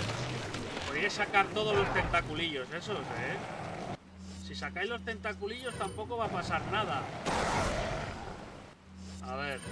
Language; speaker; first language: Spanish; native; Spanish